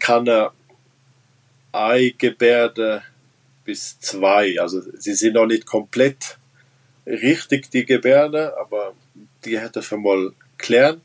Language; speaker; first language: German; non-native, local second language; Romansh